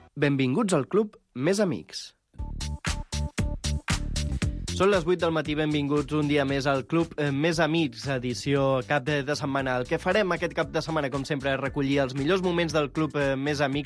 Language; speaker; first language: Catalan; native; Catalan